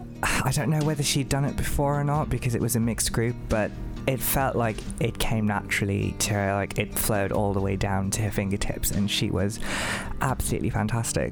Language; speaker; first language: English; non-native, local second language; Bangla